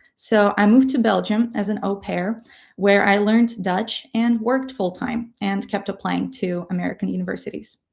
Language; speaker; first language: English; non-native, fluent; Ukrainian